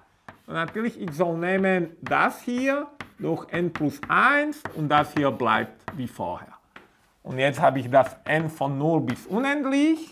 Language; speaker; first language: German; non-native, fluent; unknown